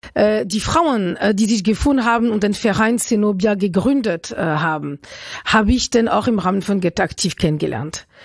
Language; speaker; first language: German; non-native, fluent; French